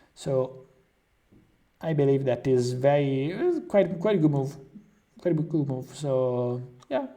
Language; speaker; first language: English; non-native, fluent; Italian